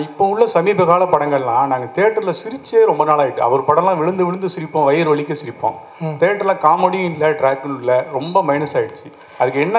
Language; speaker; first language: Tamil; native; Tamil